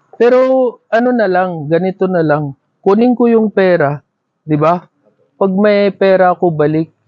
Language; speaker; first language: Filipino; non-native, learner; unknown